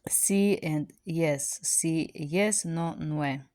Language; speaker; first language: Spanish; non-native, fluent; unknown